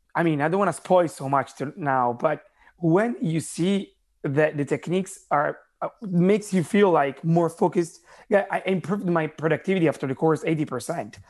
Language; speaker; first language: English; non-native, fluent; Italian